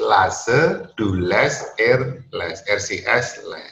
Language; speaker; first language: German; non-native, learner; Indonesian